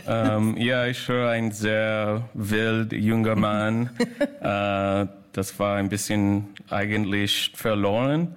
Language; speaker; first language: German; non-native, learner; English